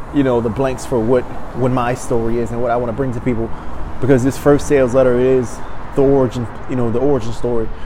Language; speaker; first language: English; native; English